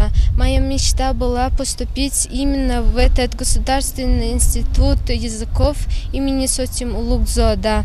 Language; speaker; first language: Russian; non-native, fluent; Turkmen